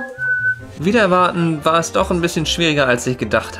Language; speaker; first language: German; native; German